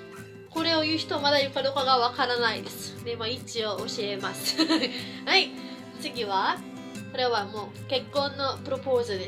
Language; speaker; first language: Japanese; non-native, fluent; Cebuano